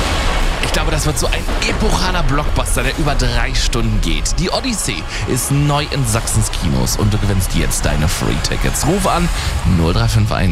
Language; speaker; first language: German; native; German